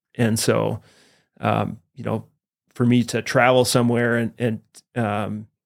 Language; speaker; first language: English; native; English